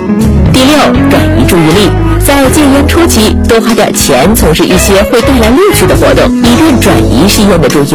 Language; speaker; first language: Chinese; native; Chinese